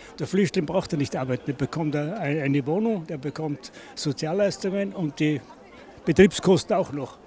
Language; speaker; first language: German; native; German